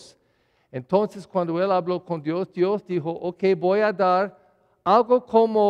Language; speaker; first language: Spanish; non-native, learner; English